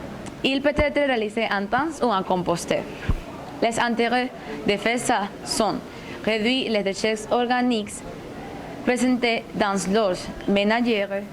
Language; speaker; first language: French; non-native, learner; Spanish